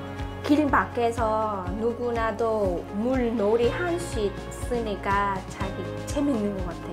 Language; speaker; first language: Korean; non-native, fluent; Vietnamese